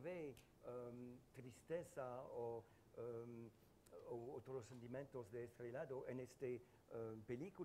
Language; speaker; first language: Spanish; non-native, learner; French